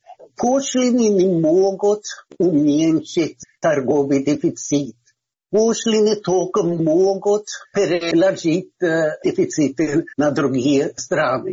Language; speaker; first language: Russian; non-native, fluent; Swedish